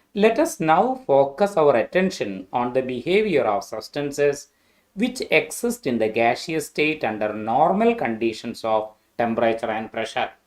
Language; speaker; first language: English; non-native, local second language; Malayalam